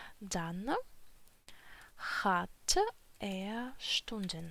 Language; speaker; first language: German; non-native, fluent; Ukrainian